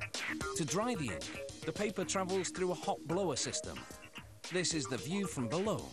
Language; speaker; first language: English; native; English